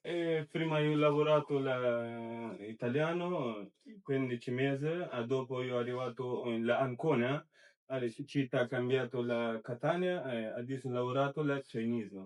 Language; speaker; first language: Italian; non-native, learner; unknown